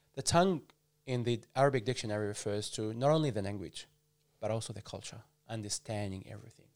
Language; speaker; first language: English; non-native, fluent; Arabic